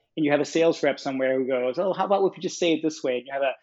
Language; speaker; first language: English; non-native, fluent; Danish